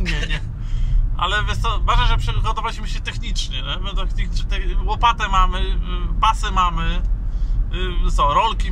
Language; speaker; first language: Polish; native; Polish